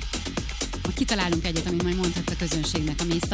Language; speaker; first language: Hungarian; native; Hungarian